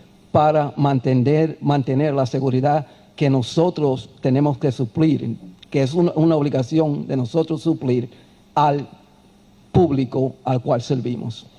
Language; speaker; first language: Spanish; early bilingual, heritage; Spanish